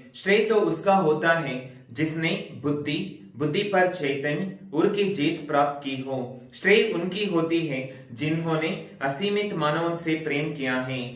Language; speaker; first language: Hindi; non-native, local second language; Kannada